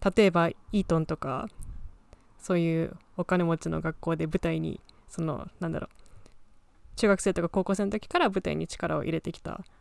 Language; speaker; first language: Japanese; early bilingual, heritage; Japanese